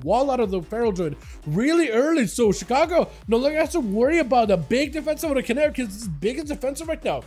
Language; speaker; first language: English; native; English